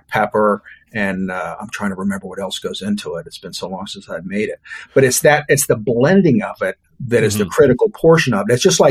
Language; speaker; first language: English; native; English